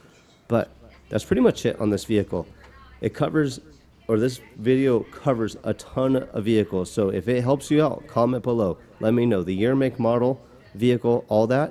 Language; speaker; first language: English; native; English